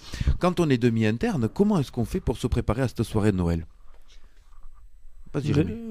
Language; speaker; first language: French; native; French